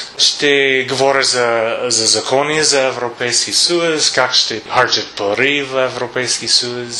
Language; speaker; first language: Bulgarian; non-native, learner; English